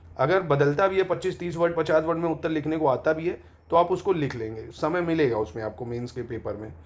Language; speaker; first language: Hindi; native; Hindi